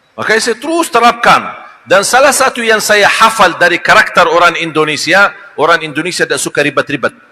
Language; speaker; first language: Malay; non-native, fluent; Arabic